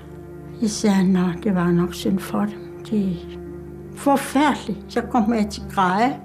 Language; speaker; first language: Danish; non-native, local second language; Kalaallisut